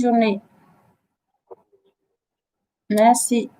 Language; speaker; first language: French; non-native, local second language; Bambara